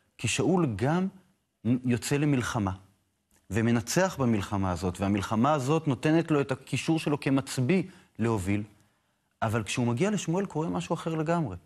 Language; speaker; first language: Hebrew; native; Hebrew